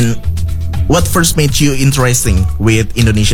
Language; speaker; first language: English; non-native, fluent; Indonesian